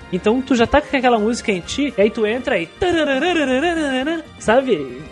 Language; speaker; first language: Portuguese; native; Portuguese